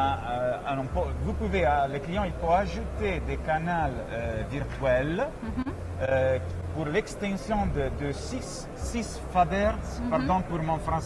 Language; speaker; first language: French; non-native, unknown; Italian